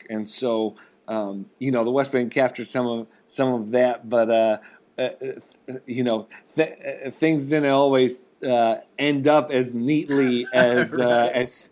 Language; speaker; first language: English; native; English